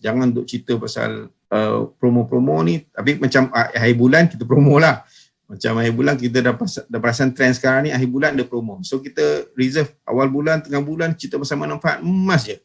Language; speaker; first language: Malay; native; Malay